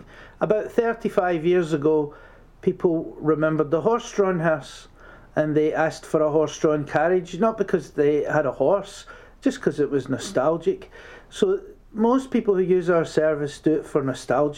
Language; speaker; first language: English; native; English